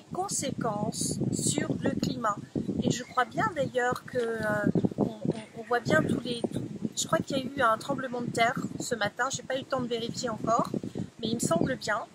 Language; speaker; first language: French; native; French